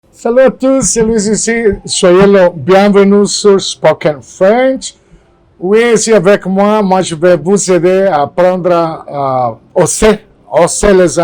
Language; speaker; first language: French; non-native, fluent; Spanish